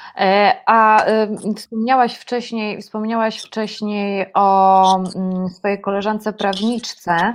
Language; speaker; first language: Polish; native; Polish